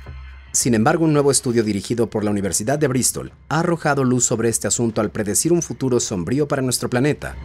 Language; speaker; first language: Spanish; native; Spanish